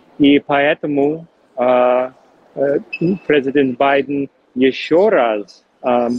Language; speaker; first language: Russian; non-native, fluent; English